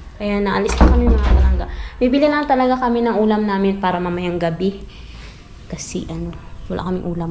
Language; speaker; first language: Filipino; non-native, local second language; Hiligaynon